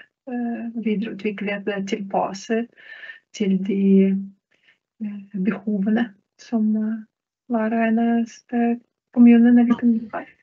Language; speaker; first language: Norwegian; non-native, fluent; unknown